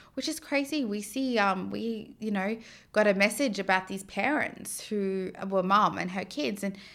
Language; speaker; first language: English; native; English